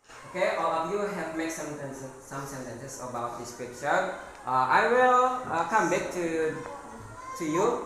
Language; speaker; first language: English; non-native, fluent; Indonesian